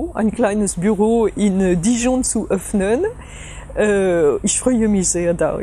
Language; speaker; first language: German; non-native, fluent; French